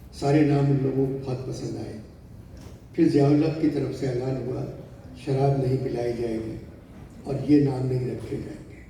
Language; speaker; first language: Urdu; native; Urdu